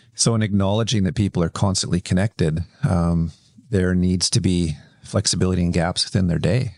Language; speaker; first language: English; native; English